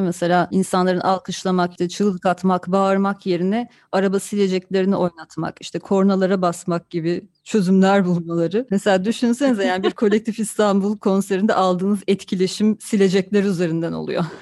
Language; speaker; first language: Turkish; native; Turkish